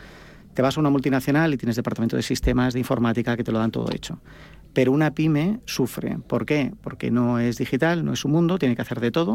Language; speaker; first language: Spanish; native; Spanish